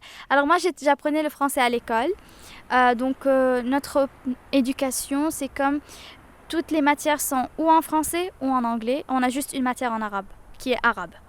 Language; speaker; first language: French; non-native, local second language; Arabic